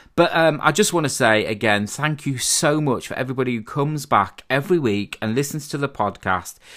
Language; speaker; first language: English; native; English